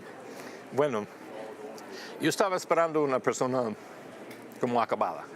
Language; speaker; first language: Spanish; non-native, fluent; English